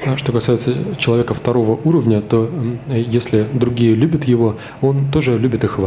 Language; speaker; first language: Russian; native; Russian